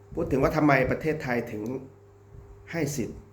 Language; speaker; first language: Thai; native; Thai